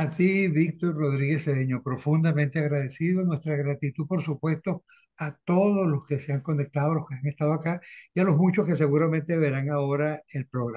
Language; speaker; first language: Spanish; native; Spanish